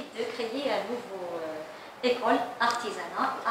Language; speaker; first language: French; non-native, learner; Chinese